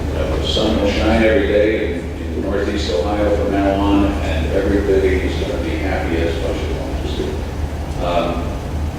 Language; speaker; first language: English; native; English